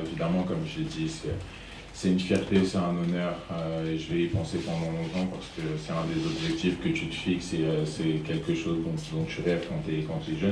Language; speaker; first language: French; native; French